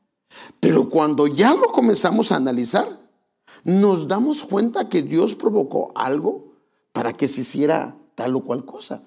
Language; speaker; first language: Spanish; native; Spanish